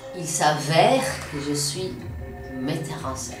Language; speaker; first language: French; non-native, fluent; Spanish